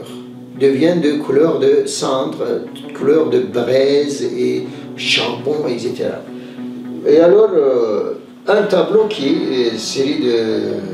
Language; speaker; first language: French; non-native, fluent; Turkish